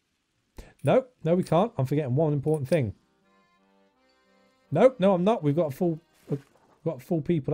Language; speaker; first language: English; native; English